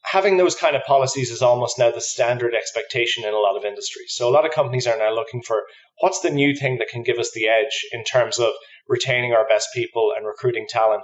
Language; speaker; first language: English; native; English